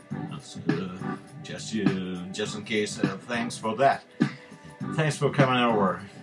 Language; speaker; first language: English; non-native, fluent; Russian